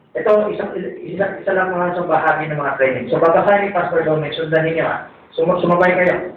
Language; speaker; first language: Filipino; native; Filipino